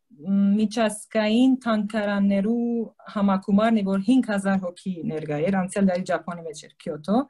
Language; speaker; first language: Armenian; native; Armenian